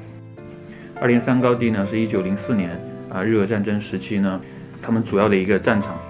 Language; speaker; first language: Chinese; native; Chinese